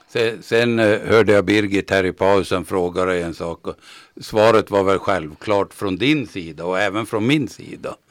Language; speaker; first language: Swedish; native; Swedish